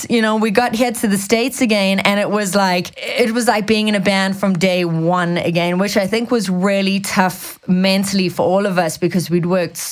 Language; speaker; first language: English; native; English